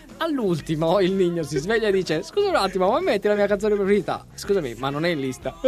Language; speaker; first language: Italian; native; Italian